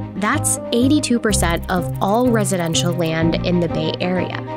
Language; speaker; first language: English; native; English